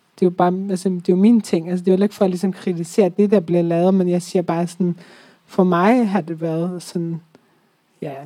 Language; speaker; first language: Danish; early bilingual, other home language; Persian